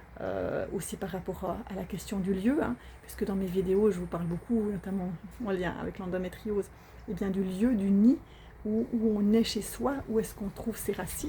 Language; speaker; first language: French; native; French